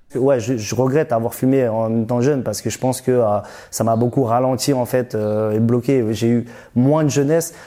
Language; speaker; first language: French; early bilingual, other home language; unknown